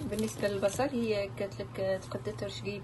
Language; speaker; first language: Arabic; native; Arabic